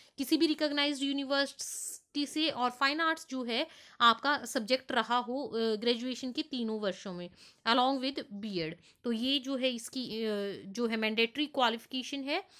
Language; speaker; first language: Hindi; non-native, local second language; Punjabi